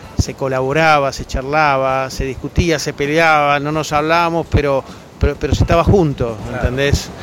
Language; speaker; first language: Spanish; native; Spanish